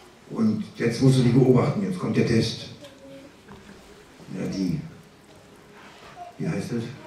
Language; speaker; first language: German; native; German